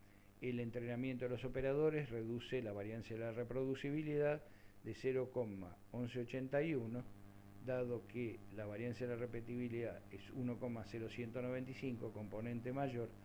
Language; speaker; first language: Spanish; native; Spanish